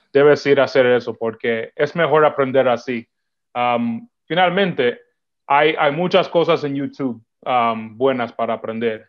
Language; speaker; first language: Spanish; early bilingual, heritage; Spanish